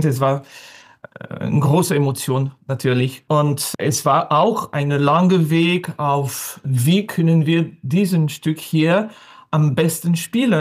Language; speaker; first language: German; non-native, fluent; French